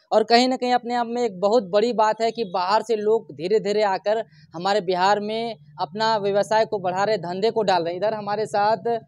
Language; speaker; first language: Hindi; native; Hindi